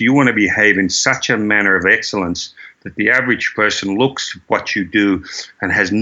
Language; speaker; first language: English; native; English